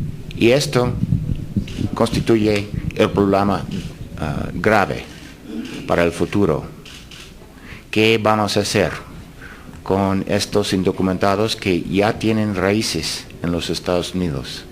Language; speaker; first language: Spanish; non-native, fluent; English